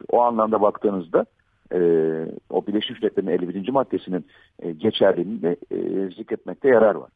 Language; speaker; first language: Turkish; native; Turkish